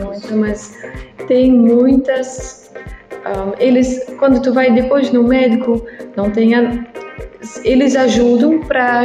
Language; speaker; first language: Portuguese; non-native, learner; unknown